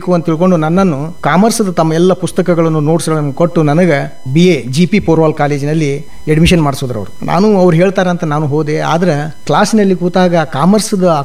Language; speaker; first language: Kannada; non-native, local second language; Marathi